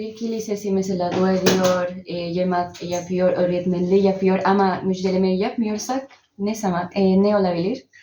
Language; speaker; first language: Turkish; non-native, learner; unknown